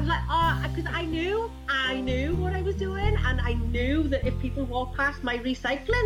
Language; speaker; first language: English; native; English